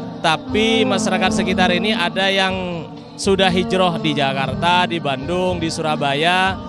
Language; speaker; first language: Indonesian; non-native, local second language; Madurese